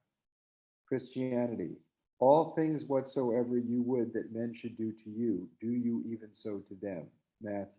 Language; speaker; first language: English; native; English